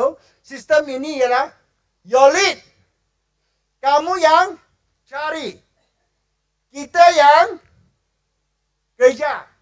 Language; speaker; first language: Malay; non-native, local second language; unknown